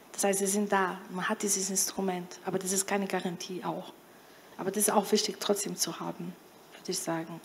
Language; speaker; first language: German; non-native, fluent; Portuguese